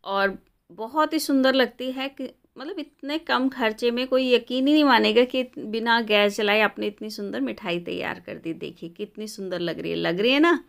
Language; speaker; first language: Hindi; native; Hindi